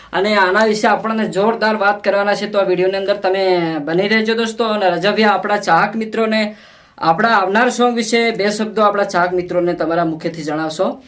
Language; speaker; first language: Gujarati; non-native, local second language; Bhili